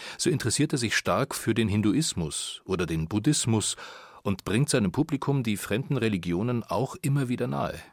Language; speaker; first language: German; native; German